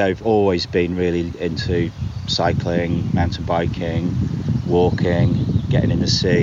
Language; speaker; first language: English; native; English